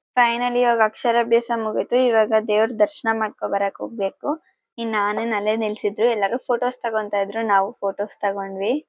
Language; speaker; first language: Kannada; non-native, local second language; Telugu